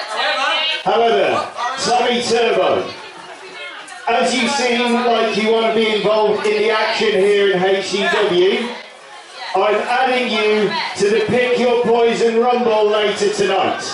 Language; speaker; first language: English; native; English